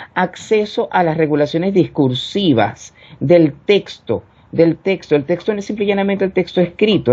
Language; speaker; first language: Spanish; native; Spanish